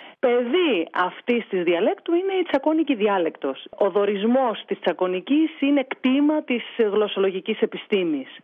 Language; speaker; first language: Greek; native; Greek